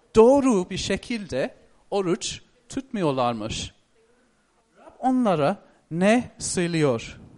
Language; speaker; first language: Turkish; non-native, fluent; English